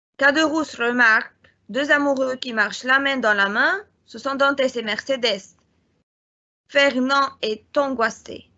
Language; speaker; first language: French; non-native, fluent; Arabic